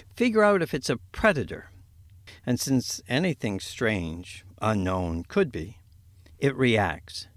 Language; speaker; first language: English; native; English